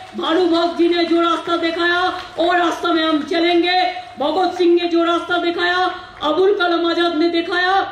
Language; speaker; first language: Hindi; non-native, local second language; Bangla